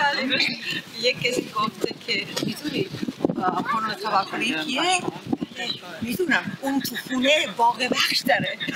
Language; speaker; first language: Persian; non-native, learner; Finnish